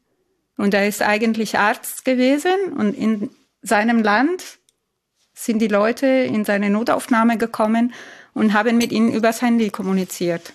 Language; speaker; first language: German; non-native, fluent; Italian